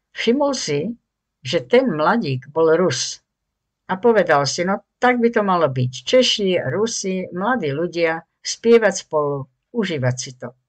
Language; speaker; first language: Slovak; native; Slovak